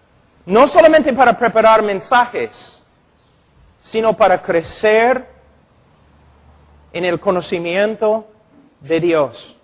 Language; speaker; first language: Spanish; non-native, fluent; English